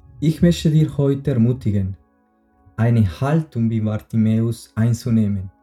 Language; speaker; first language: German; non-native, fluent; Spanish